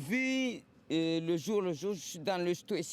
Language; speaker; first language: French; non-native, local second language; Comorian